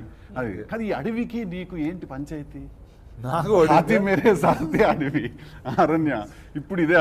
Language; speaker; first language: Telugu; native; Telugu